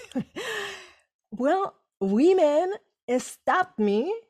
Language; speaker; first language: English; non-native, fluent; Spanish